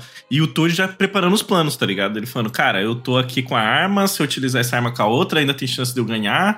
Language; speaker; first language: Portuguese; native; Portuguese